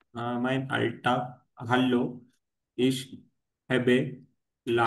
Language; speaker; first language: German; non-native, learner; Marathi